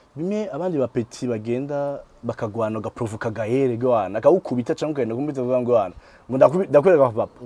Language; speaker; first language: Rundi; native; Rundi